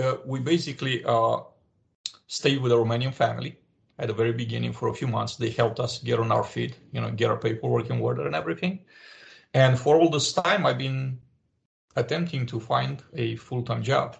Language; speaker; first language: English; non-native, fluent; Romanian